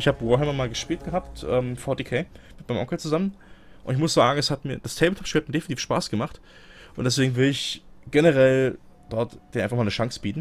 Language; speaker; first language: German; native; German